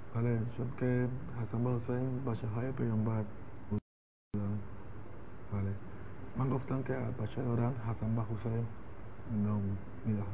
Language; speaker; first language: Persian; non-native, learner; Spanish